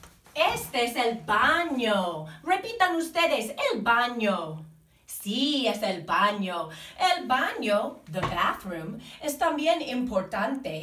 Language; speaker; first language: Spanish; non-native, fluent; English